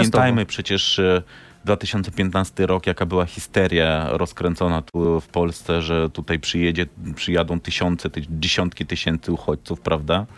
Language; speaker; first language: Polish; non-native, fluent; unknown